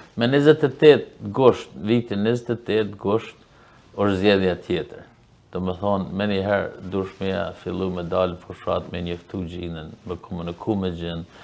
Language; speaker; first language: Albanian; early bilingual, heritage; Albanian